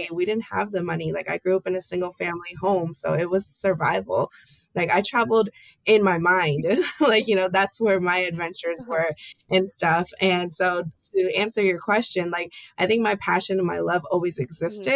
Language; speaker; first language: English; native; English